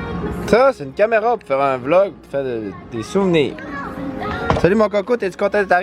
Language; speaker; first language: French; native; French